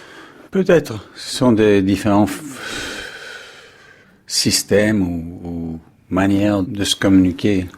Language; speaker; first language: French; non-native, fluent; English